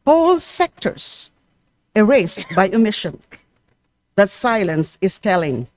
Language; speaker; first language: English; non-native, local second language; Filipino